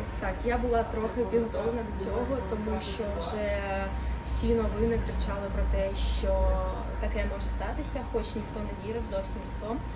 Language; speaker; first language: Ukrainian; non-native, local second language; Russian